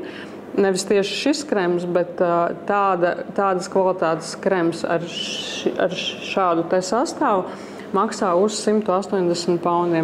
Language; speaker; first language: Latvian; native; Latvian